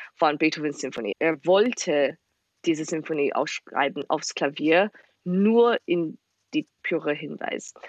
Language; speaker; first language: German; non-native, fluent; Chinese